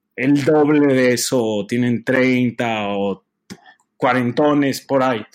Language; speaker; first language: Spanish; native; Spanish